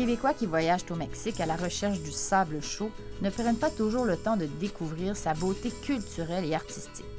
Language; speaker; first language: French; native; French